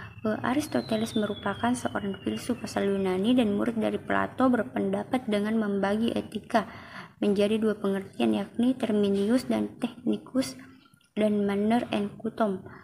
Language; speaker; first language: Indonesian; native; Indonesian